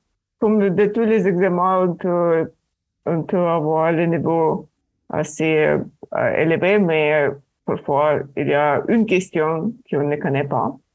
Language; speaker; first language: French; non-native, fluent; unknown